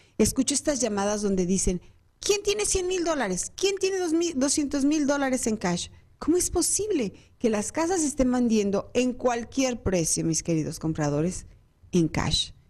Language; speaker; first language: Spanish; native; Spanish